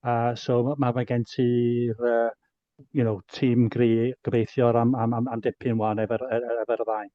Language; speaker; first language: Welsh; native; Welsh